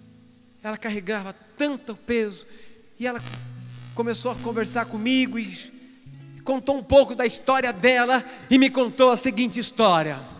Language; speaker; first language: Portuguese; native; Portuguese